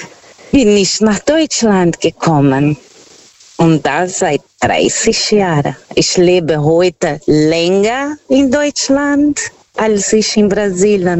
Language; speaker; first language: German; non-native, fluent; Portuguese